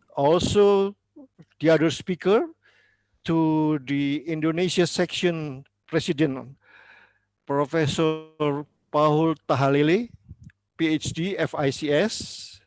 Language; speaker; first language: English; non-native, learner; Indonesian